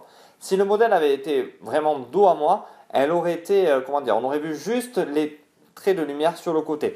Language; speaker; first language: French; native; French